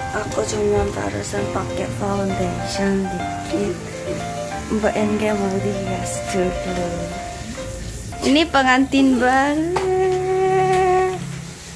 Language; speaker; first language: Indonesian; non-native, fluent; Korean